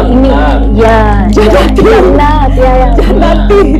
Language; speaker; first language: Indonesian; non-native, learner; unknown